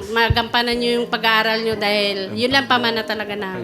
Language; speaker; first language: Filipino; native; Filipino